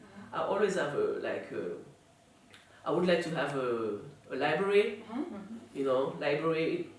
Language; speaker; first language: English; non-native, learner; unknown